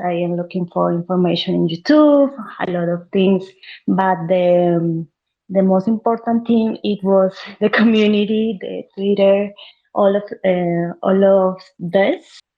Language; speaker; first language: English; non-native, learner; Spanish